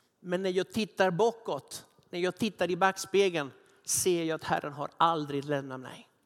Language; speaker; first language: Swedish; non-native, fluent; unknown